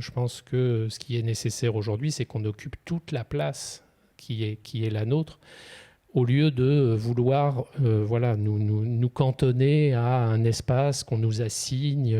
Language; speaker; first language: French; native; French